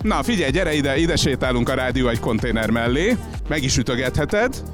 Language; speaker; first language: Hungarian; native; Hungarian